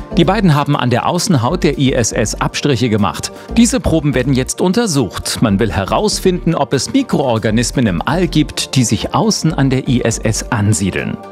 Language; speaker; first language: German; native; German